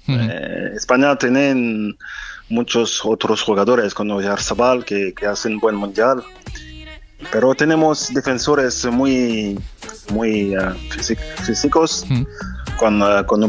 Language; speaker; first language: Spanish; non-native, fluent; French